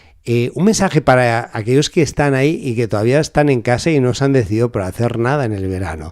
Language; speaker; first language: Spanish; native; Spanish